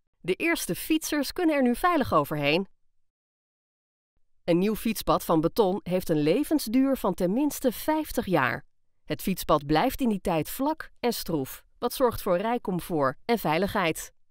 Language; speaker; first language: Dutch; native; Dutch